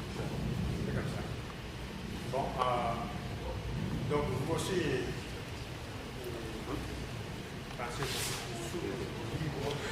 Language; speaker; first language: French; non-native, learner; Japanese